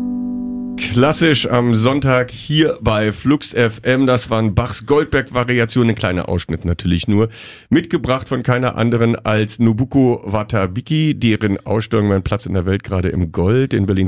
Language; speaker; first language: German; native; German